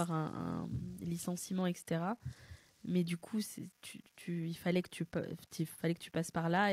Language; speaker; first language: French; native; French